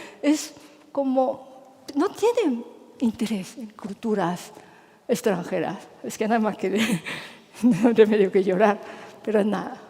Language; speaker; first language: Spanish; non-native, fluent; Japanese